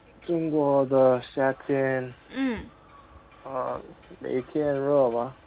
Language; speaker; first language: Chinese; non-native, learner; Korean